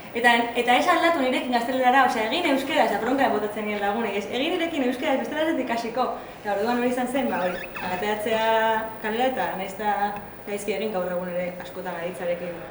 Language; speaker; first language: Basque; non-native, local second language; Spanish